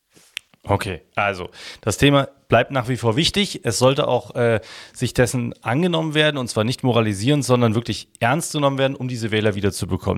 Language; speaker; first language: German; native; German